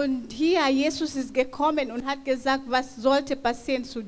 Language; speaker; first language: German; non-native, fluent; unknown